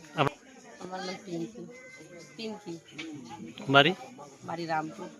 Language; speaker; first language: Bangla; non-native, local second language; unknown